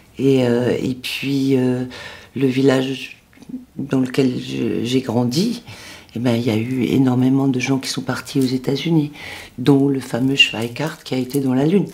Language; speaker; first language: French; non-native, local second language; Swiss German